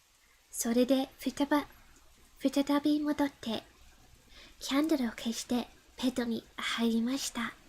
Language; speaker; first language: Japanese; non-native, learner; English